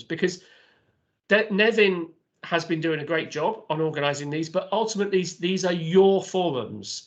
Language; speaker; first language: English; native; English